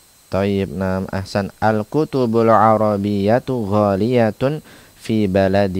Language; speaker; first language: Arabic; non-native, fluent; Indonesian